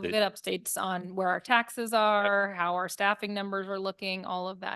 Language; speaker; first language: English; native; English